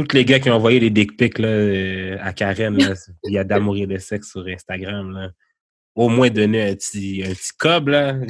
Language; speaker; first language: French; native; French